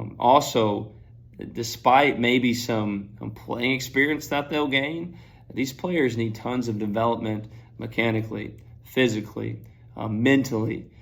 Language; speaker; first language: English; native; English